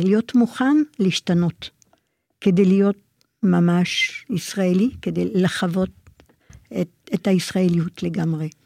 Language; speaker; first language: Hebrew; non-native, fluent; French